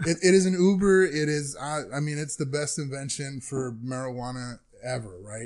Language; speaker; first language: English; early bilingual, other home language; Spanish